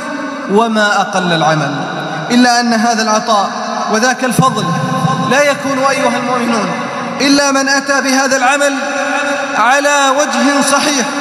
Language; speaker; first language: Arabic; native; Arabic